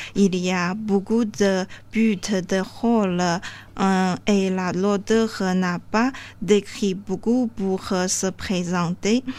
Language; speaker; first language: French; non-native, learner; Chinese